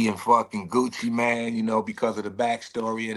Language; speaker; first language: English; native; English